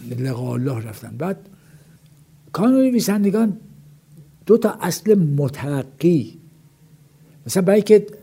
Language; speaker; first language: Persian; native; Persian